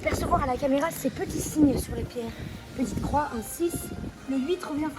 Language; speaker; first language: French; native; French